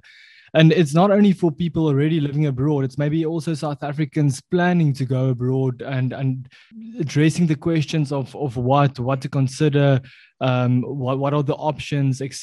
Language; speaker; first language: English; non-native, local second language; Afrikaans